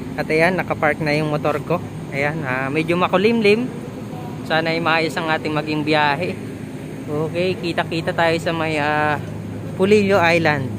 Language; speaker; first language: Filipino; native; Filipino